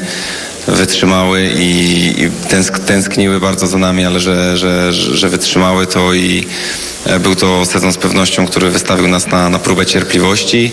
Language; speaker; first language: Polish; native; Polish